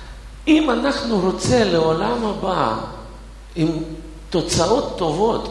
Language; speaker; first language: Hebrew; non-native, fluent; Russian